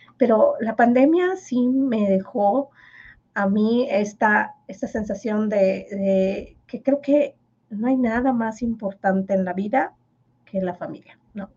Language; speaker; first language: Spanish; non-native, local second language; Yucateco